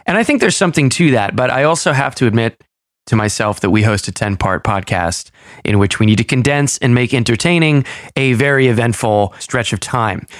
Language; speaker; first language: English; native; English